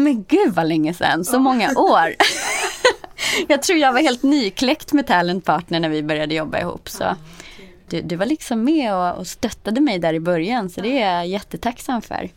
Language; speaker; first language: Swedish; native; Swedish